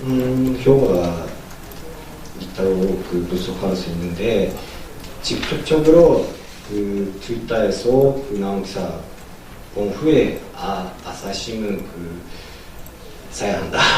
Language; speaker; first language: Korean; non-native, learner; Japanese